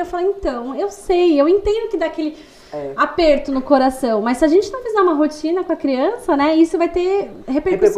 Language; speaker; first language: Portuguese; native; Portuguese